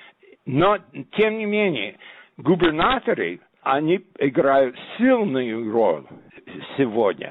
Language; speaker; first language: Russian; non-native, fluent; English